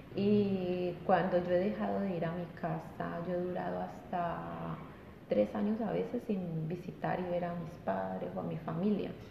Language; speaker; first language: Spanish; native; Spanish